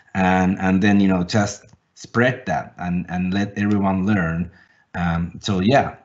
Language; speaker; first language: English; non-native, fluent; Finnish